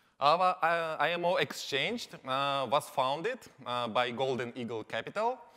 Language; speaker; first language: English; non-native, learner; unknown